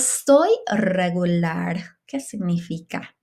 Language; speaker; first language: Spanish; non-native, fluent; English